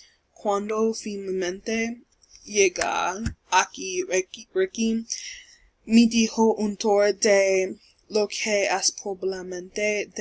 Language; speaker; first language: Spanish; non-native, learner; English